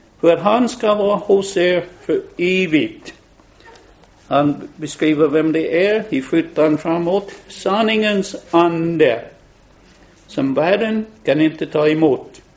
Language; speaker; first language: Swedish; non-native, fluent; English